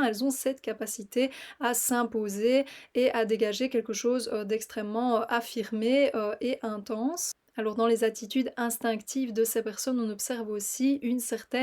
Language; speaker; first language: French; native; French